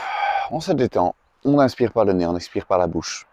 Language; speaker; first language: French; native; French